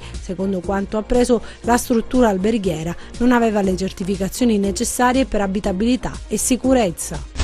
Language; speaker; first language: Italian; native; Italian